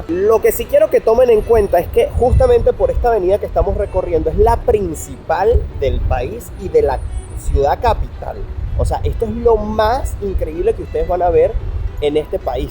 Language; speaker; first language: Spanish; native; Spanish